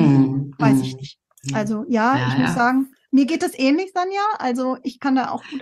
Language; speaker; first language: German; native; German